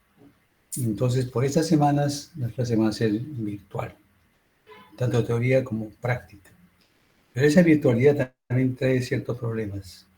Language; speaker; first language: Spanish; native; Spanish